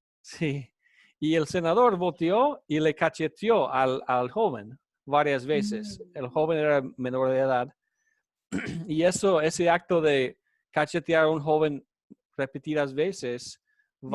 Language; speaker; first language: Spanish; non-native, fluent; English